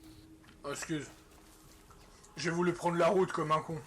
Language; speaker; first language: French; native; French